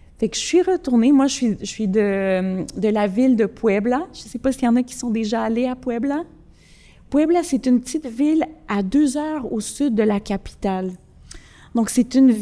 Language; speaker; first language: French; early bilingual, other home language; Spanish